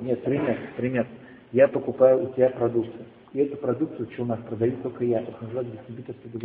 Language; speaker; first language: Russian; native; Russian